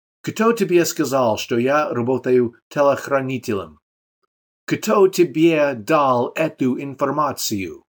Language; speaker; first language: Russian; non-native, fluent; English